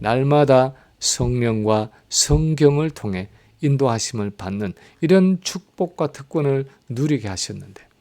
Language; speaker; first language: Korean; native; Korean